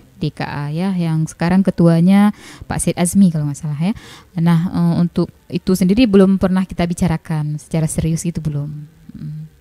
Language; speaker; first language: Indonesian; non-native, local second language; Achinese